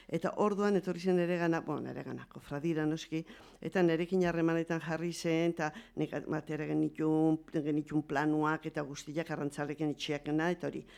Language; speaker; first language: Basque; native; Basque